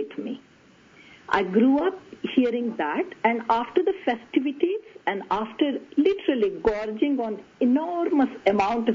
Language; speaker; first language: English; non-native, local second language; Tamil